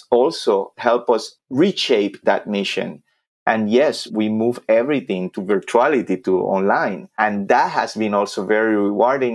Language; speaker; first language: English; non-native, fluent; Spanish